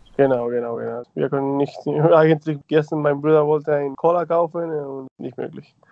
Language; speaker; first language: German; non-native, fluent; Spanish